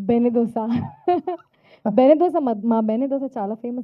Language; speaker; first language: Telugu; non-native, fluent; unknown